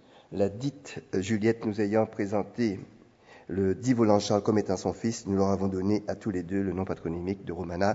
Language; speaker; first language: French; native; French